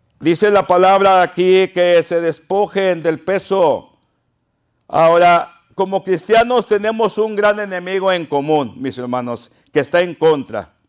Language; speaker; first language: Spanish; native; Spanish